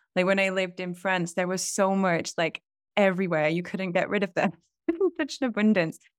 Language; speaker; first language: English; native; English